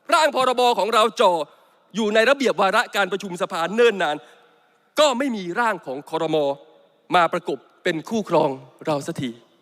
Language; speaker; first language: Thai; native; Thai